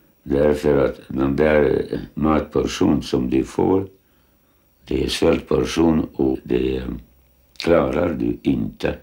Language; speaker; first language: Swedish; non-native, fluent; Lithuanian